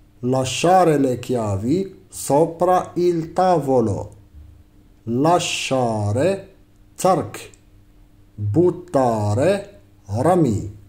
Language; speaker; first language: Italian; non-native, fluent; Arabic